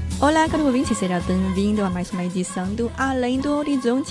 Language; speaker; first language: Portuguese; non-native, fluent; Chinese